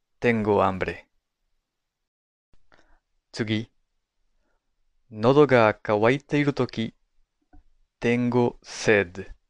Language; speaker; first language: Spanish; non-native, fluent; Japanese